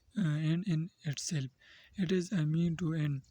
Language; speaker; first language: English; non-native, local second language; Urdu